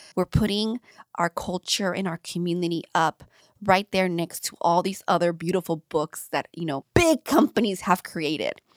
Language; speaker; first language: English; native; English